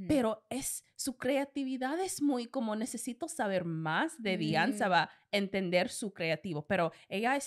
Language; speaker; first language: Spanish; non-native, learner; English